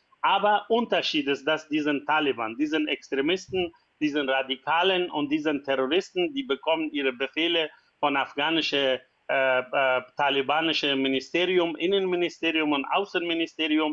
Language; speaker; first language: German; non-native, fluent; Persian